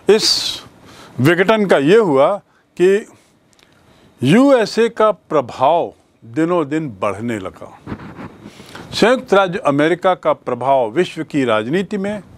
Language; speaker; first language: Hindi; native; Hindi